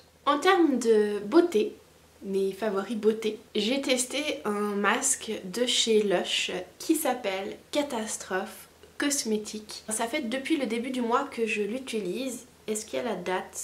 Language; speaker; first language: French; native; French